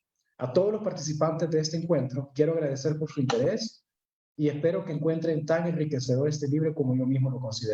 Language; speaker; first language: Spanish; native; Spanish